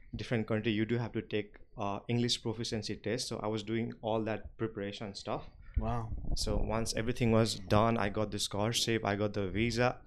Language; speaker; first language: English; non-native, local second language; Nepali